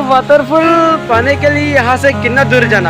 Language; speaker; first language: Hindi; non-native, local second language; Karbi